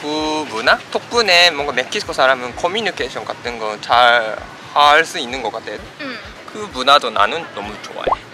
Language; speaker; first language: Korean; non-native, fluent; Japanese